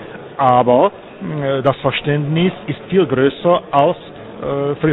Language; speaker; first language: German; non-native, fluent; Czech